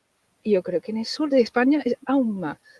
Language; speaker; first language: Spanish; non-native, fluent; English